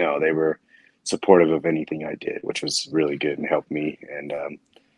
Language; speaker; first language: English; native; English